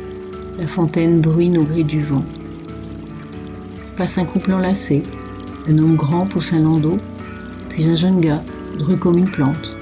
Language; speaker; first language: French; native; French